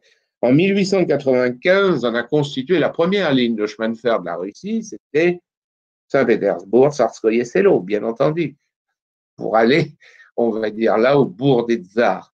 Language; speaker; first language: French; native; French